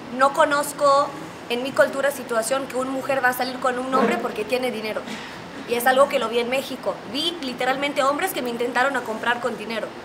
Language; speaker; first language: Spanish; non-native, fluent; Hebrew